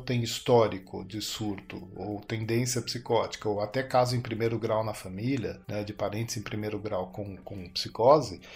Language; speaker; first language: Portuguese; native; Portuguese